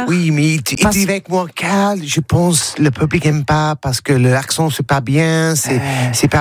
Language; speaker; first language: French; non-native, learner; English